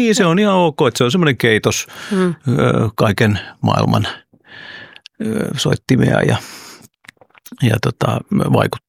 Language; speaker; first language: Finnish; early bilingual, other home language; Oromo